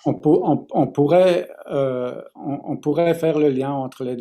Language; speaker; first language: French; non-native, fluent; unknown